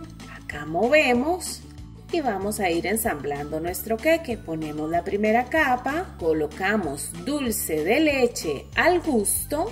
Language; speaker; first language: Spanish; native; Spanish